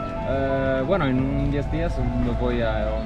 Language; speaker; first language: Spanish; non-native, fluent; English